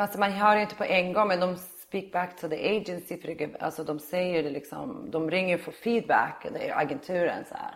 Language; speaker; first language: Swedish; native; Swedish